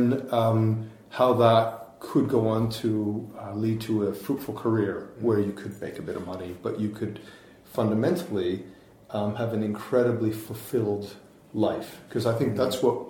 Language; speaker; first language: English; native; English